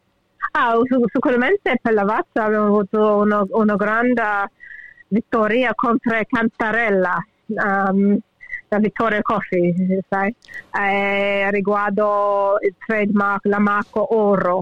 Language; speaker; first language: Italian; early bilingual, heritage; English